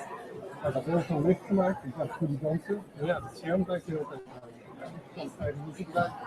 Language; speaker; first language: Dutch; non-native, learner; Indonesian